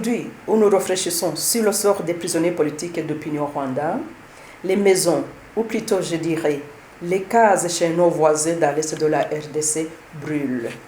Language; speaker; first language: French; non-native, local second language; Kinyarwanda